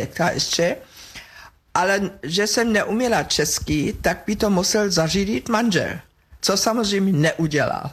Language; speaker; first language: Czech; non-native, fluent; German